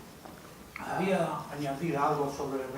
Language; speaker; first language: Spanish; non-native, fluent; Greek